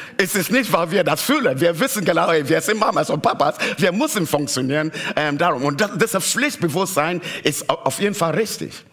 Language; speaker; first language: German; non-native, fluent; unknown